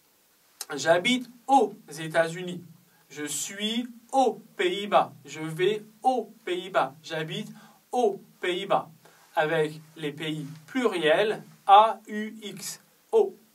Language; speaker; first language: French; non-native, fluent; Chinese